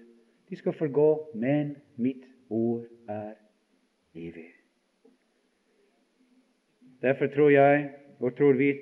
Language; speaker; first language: Norwegian; non-native, fluent; English